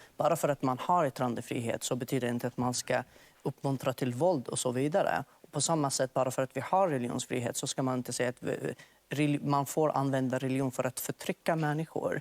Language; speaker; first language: Swedish; non-native, fluent; Arabic